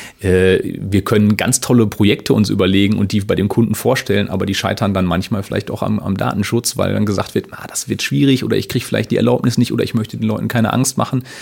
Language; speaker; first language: German; native; German